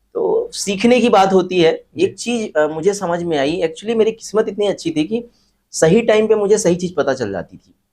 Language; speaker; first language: Hindi; native; Hindi